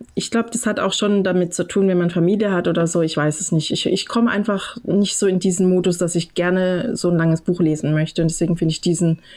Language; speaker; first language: German; native; German